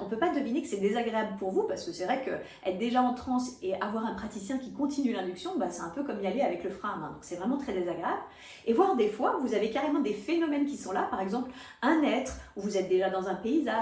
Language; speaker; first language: French; native; French